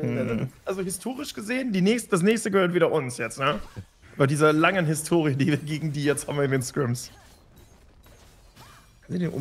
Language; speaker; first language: German; native; German